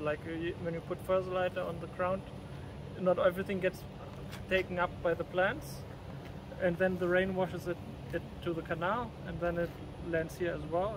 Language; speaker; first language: English; non-native, fluent; German